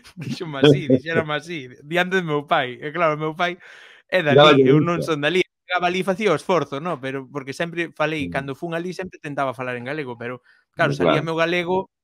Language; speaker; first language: Galician; native; Galician